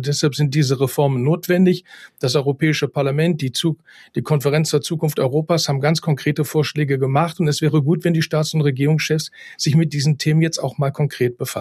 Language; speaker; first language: German; native; German